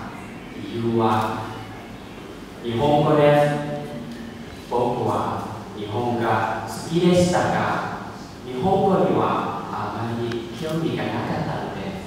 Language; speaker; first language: Japanese; non-native, fluent; Thai